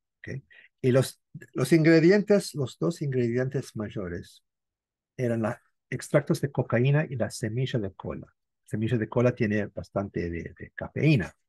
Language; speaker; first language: Spanish; non-native, fluent; English